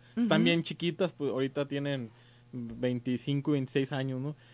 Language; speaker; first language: Spanish; native; Spanish